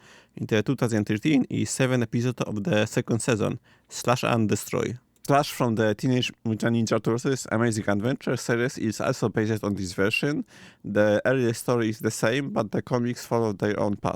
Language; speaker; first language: English; non-native, fluent; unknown